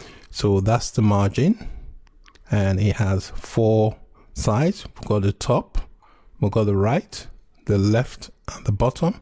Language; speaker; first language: English; native; English